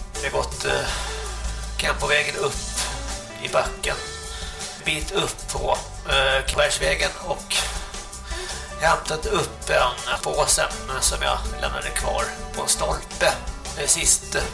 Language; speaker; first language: Swedish; native; Swedish